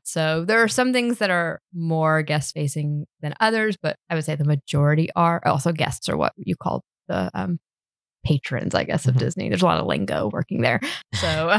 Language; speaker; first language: English; native; English